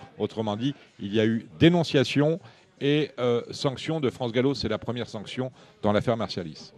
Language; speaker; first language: French; native; French